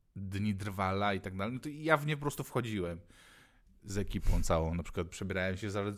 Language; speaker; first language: Polish; non-native, fluent; Mongolian